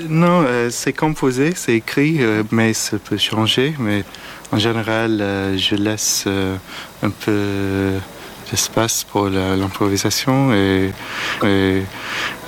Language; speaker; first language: French; non-native, learner; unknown